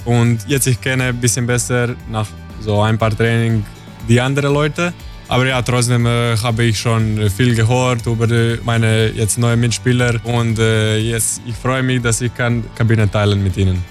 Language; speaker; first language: German; non-native, learner; Croatian